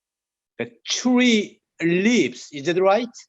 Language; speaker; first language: English; non-native, learner; Indonesian